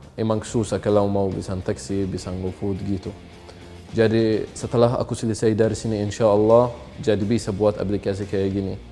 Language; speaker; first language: Indonesian; non-native, fluent; Arabic